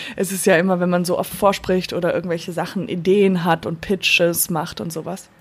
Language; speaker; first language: German; non-native, fluent; English